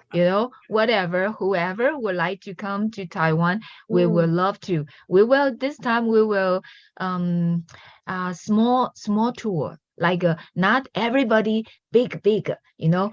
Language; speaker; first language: English; non-native, learner; Chinese